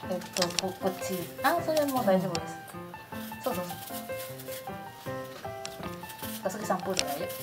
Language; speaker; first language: Japanese; non-native, learner; Spanish